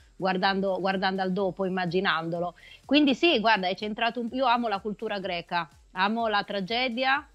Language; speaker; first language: Italian; native; Italian